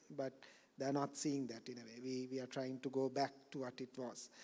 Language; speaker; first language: English; non-native, local second language; Sinhala